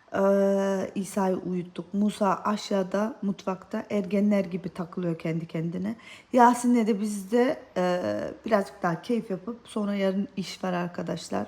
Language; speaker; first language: Turkish; native; Turkish